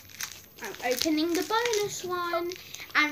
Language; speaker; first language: English; native; English